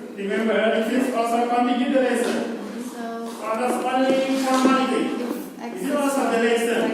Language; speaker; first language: English; non-native, learner; Indonesian